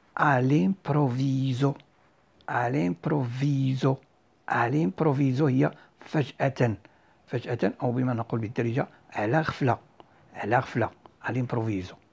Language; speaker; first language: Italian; non-native, fluent; Arabic